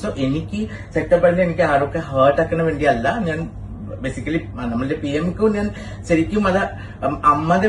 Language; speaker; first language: Malayalam; non-native, fluent; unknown